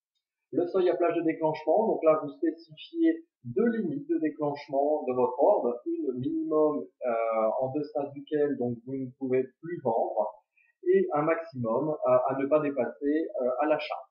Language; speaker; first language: French; native; French